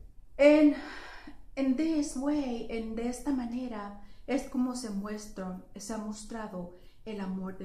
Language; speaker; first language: Spanish; early bilingual, heritage; Spanish